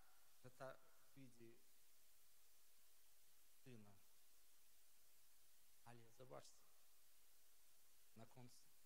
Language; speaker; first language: Polish; non-native, learner; Ukrainian